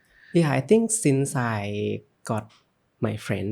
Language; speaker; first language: English; non-native, learner; Thai